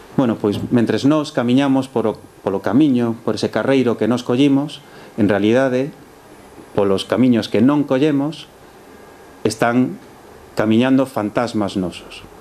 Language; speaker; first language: Galician; early bilingual, heritage; Galician